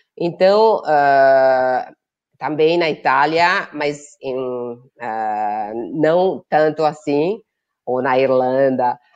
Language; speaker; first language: Portuguese; non-native, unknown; Italian